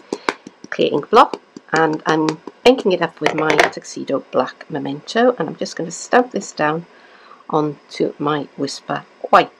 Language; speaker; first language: English; native; English